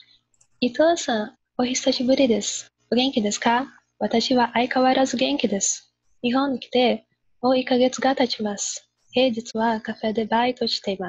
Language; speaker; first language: Japanese; non-native, learner; Portuguese